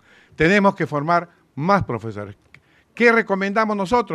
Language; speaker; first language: Spanish; native; Spanish